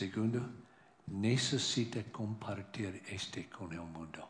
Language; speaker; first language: Spanish; non-native, learner; English